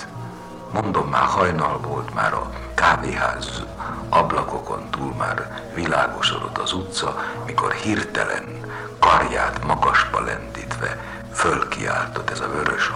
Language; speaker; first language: Hungarian; native; Hungarian